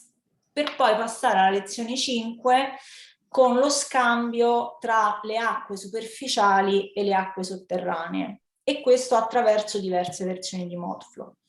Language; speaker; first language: Italian; native; Italian